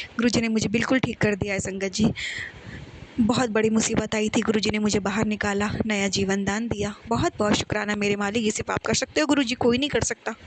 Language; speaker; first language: Hindi; native; Hindi